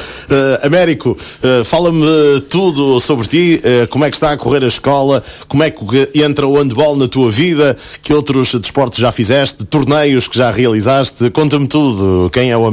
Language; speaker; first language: Portuguese; native; Portuguese